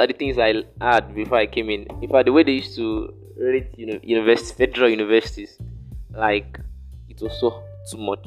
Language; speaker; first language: English; non-native, local second language; Yoruba